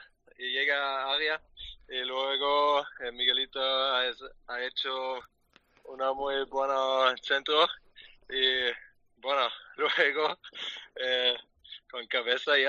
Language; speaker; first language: Spanish; non-native, learner; German